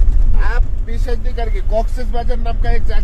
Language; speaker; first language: Hindi; non-native, learner; Bangla